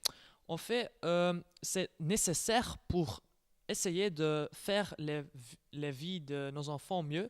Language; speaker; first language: French; non-native, learner; Dutch